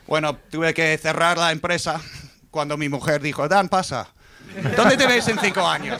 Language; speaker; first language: Spanish; non-native, fluent; English